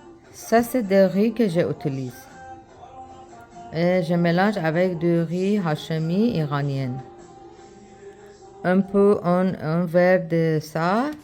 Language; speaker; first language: French; non-native, learner; Persian